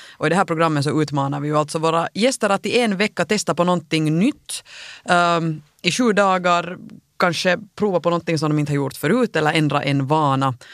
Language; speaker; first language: Swedish; native; Swedish